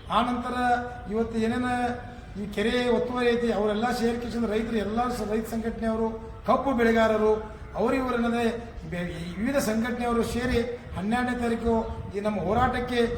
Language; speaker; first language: Kannada; native; Kannada